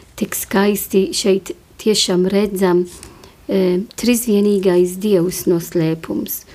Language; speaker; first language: Latvian; non-native, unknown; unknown